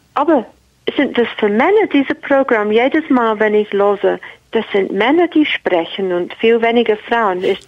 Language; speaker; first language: German; non-native, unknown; English